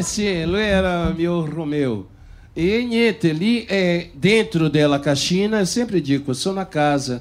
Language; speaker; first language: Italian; non-native, fluent; Portuguese